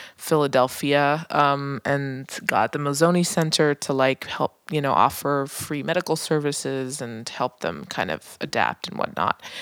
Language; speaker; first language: English; non-native, local second language; Spanish